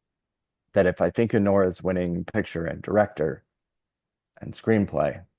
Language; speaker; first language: English; native; English